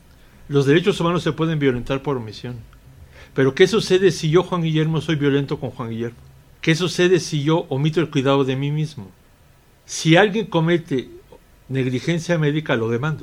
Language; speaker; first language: Spanish; native; Spanish